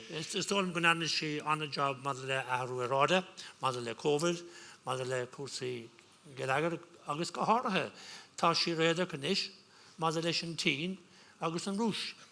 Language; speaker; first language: Irish; non-native, local second language; English